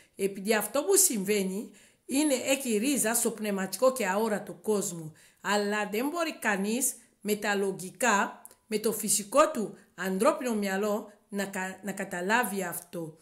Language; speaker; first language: Greek; non-native, learner; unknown